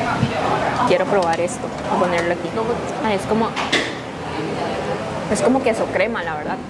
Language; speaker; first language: Spanish; native; Spanish